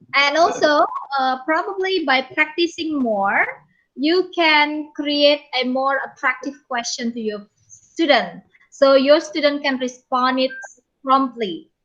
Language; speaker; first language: English; non-native, fluent; Indonesian